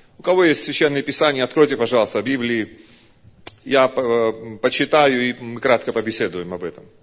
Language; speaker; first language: Russian; non-native, local second language; Georgian